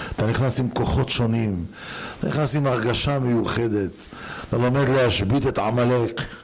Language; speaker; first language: Hebrew; native; Hebrew